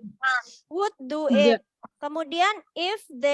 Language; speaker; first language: English; non-native, fluent; Indonesian